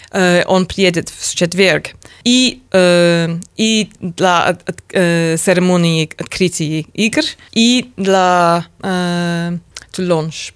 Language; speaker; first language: Russian; non-native, learner; English